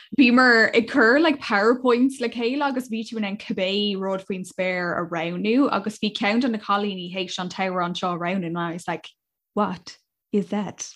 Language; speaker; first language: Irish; non-native, local second language; English